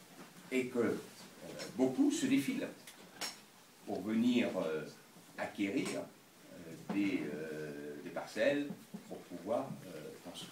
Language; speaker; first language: French; native; French